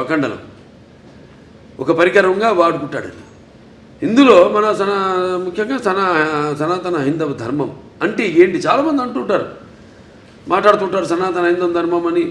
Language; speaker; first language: Telugu; native; Telugu